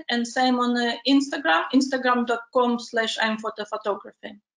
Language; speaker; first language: English; non-native, fluent; Ukrainian